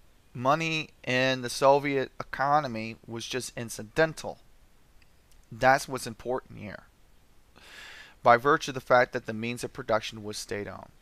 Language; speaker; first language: English; native; English